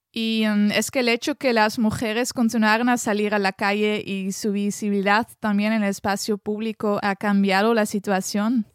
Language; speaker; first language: Spanish; non-native, fluent; French